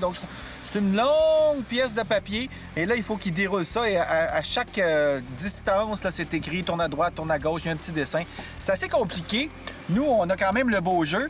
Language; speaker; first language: French; native; French